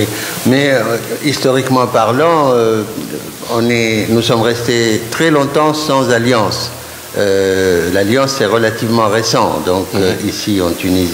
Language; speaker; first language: French; non-native, local second language; Arabic